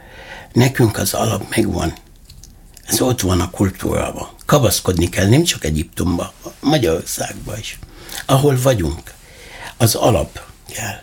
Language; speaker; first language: Hungarian; non-native, fluent; Arabic